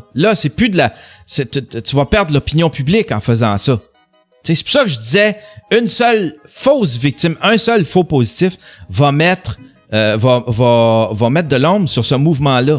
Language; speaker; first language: French; native; French